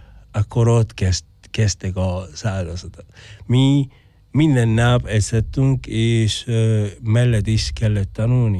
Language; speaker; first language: Hungarian; non-native, fluent; Spanish